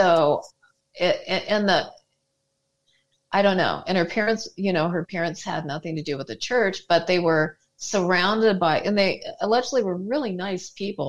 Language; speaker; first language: English; native; English